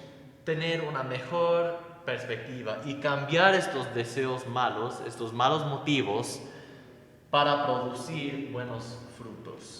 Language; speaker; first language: Spanish; non-native, fluent; English